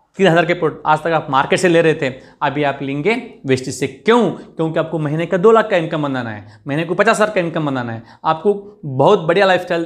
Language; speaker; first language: Hindi; non-native, local second language; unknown